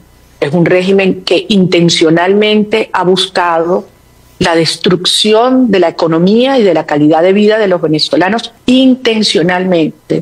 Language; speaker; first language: Spanish; native; Spanish